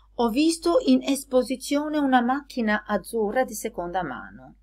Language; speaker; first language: Italian; non-native, fluent; Albanian